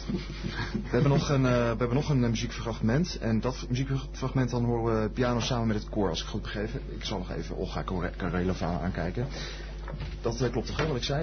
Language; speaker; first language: Dutch; native; Dutch